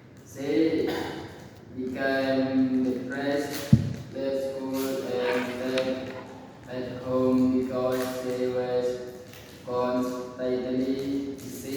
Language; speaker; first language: English; non-native, local second language; Indonesian